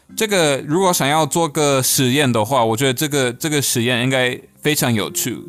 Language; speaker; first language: Chinese; non-native, fluent; English